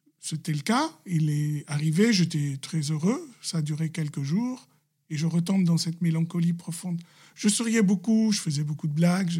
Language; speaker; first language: French; non-native, local second language; Arabic